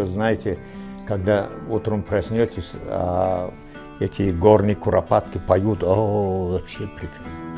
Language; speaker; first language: Russian; non-native, local second language; Tajik